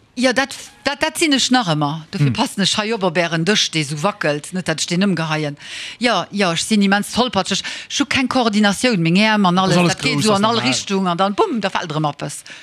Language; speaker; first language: Luxembourgish; early bilingual, heritage; Luxembourgish